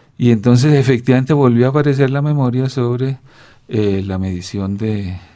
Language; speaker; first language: Spanish; native; Spanish